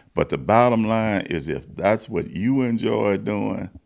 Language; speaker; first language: English; native; English